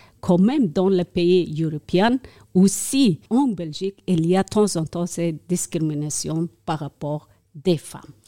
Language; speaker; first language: French; non-native, learner; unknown